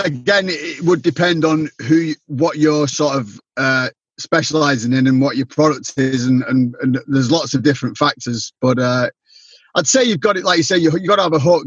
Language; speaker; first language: English; native; English